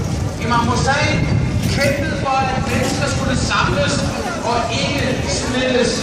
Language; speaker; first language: Danish; early bilingual, other home language; Arabic